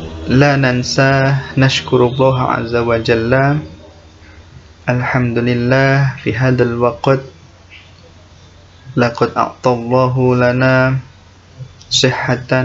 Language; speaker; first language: Arabic; non-native, fluent; Indonesian